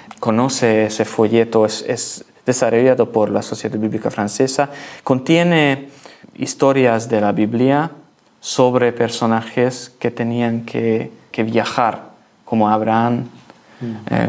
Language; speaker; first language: Spanish; non-native, learner; Hungarian